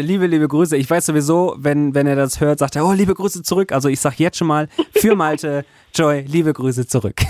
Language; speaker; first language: German; native; German